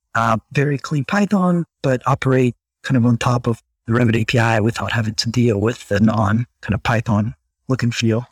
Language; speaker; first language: English; non-native, fluent; Portuguese